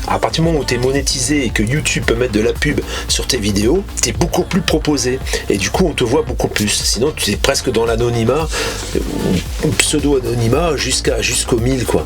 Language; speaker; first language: French; native; French